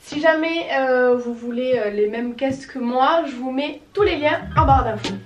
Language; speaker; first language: French; native; French